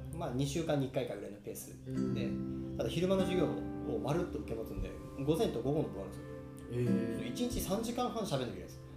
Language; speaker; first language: Japanese; native; Japanese